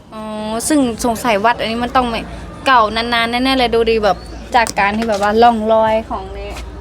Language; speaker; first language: Thai; non-native, local second language; Lao